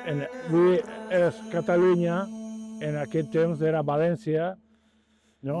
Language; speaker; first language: Catalan; non-native, local second language; Spanish